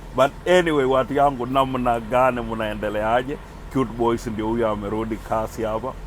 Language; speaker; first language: Swahili; non-native, local second language; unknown